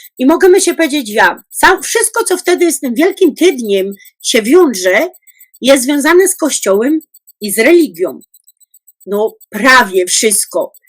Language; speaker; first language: Polish; native; Polish